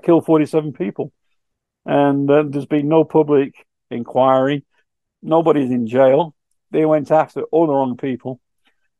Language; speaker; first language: English; native; English